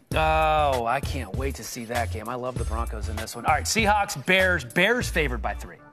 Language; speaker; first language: English; native; English